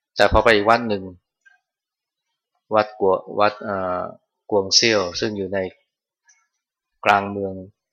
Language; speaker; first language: Thai; native; Thai